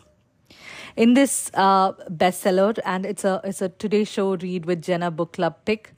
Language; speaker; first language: English; non-native, local second language; Malayalam